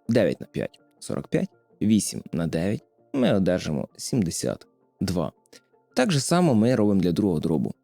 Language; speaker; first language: Ukrainian; native; Ukrainian